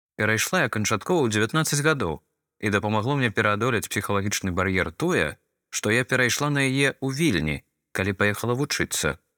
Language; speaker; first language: Belarusian; non-native, local second language; Russian